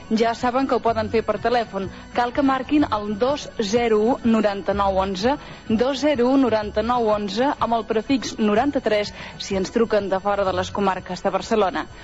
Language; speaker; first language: Catalan; native; Catalan